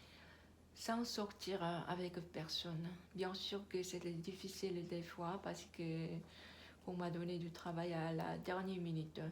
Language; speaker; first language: French; non-native, learner; Korean